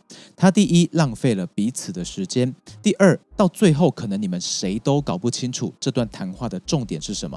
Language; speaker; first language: Chinese; native; Chinese